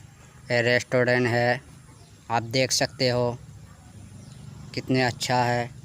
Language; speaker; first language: Hindi; non-native, learner; Bangla